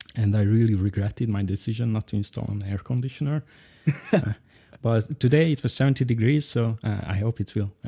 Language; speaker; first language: English; non-native, fluent; Hungarian